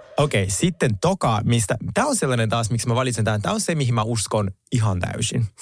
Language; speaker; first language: Finnish; non-native, fluent; Russian